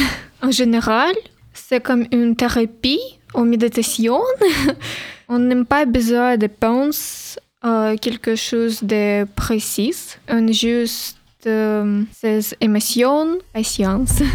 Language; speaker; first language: French; non-native, learner; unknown